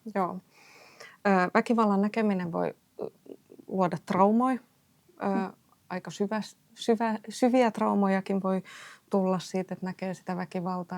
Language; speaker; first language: Finnish; native; Finnish